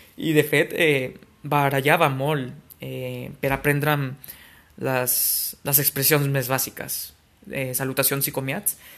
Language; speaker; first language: Catalan; non-native, fluent; Spanish